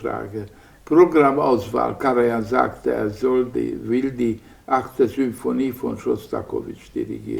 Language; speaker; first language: German; non-native, fluent; Hungarian